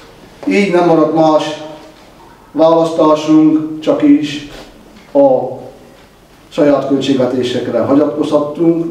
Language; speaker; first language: Hungarian; native; Hungarian